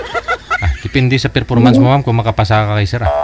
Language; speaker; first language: Filipino; native; Filipino